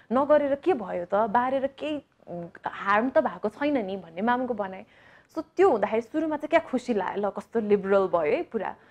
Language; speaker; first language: Nepali; native; Nepali